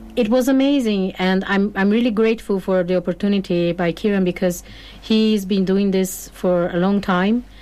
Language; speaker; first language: English; non-native, fluent; Portuguese